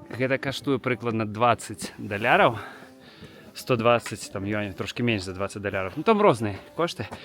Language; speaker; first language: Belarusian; non-native, local second language; Russian